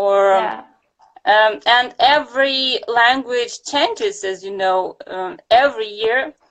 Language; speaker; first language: English; non-native, fluent; Russian